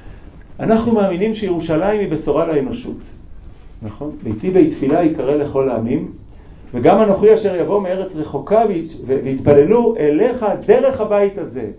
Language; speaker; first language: Hebrew; native; Hebrew